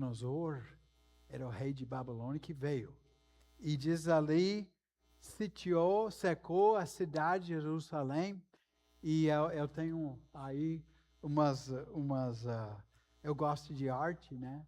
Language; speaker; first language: Portuguese; non-native, fluent; English